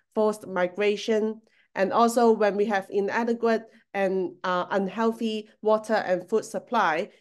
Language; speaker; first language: English; non-native, local second language; Cantonese